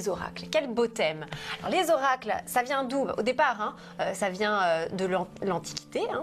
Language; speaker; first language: French; native; French